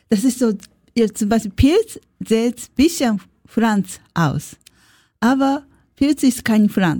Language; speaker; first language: German; non-native, learner; Japanese